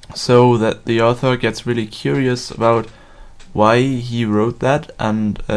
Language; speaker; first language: English; non-native, fluent; German